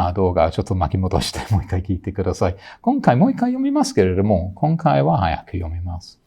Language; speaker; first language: Japanese; non-native, fluent; English